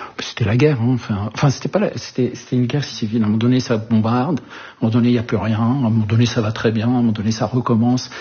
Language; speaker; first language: French; early bilingual, other home language; Arabic